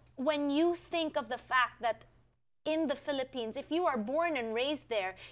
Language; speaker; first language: English; non-native, local second language; Filipino